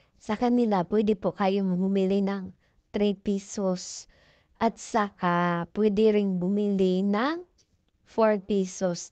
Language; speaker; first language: Filipino; non-native, local second language; Cebuano